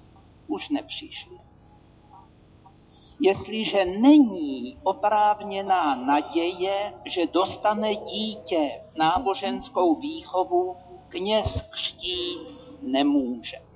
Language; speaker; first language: Czech; native; Czech